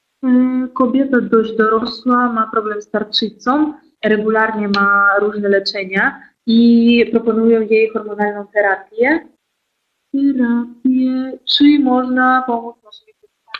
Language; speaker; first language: Polish; non-native, learner; Russian